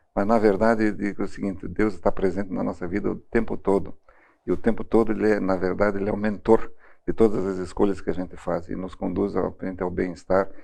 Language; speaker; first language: Portuguese; early bilingual, other home language; German